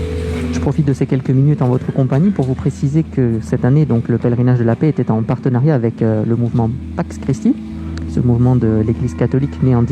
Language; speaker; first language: French; native; French